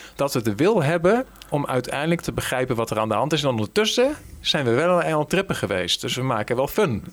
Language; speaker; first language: Dutch; native; Dutch